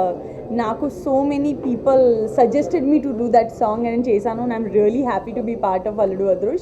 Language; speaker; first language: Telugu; non-native, learner; Gujarati